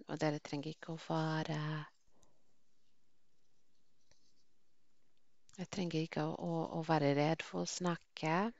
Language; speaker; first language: Norwegian; non-native, fluent; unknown